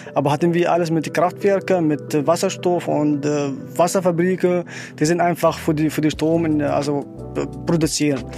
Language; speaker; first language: German; non-native, learner; Arabic